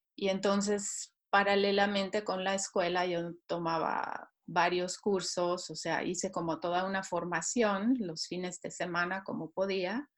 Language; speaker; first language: Spanish; non-native, fluent; Swiss German